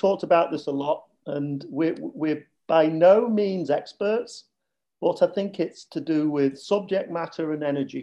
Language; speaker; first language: English; native; English